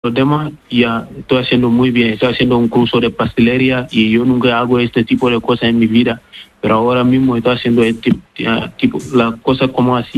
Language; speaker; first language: Spanish; non-native, learner; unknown